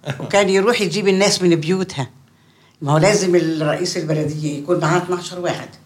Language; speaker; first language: Arabic; native; Arabic